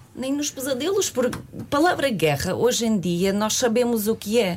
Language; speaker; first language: Portuguese; non-native, fluent; Russian